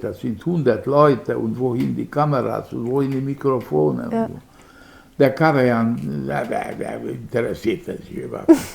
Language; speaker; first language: German; non-native, fluent; Hungarian